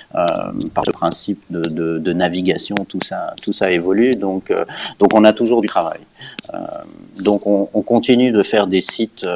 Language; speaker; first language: French; native; French